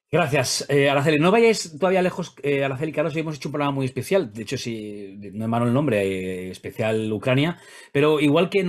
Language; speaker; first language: Spanish; native; Spanish